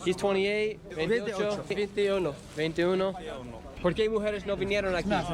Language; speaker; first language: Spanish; non-native, learner; English